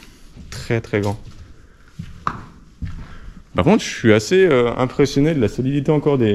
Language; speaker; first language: French; native; French